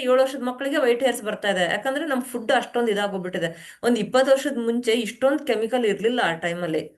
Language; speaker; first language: Kannada; native; Kannada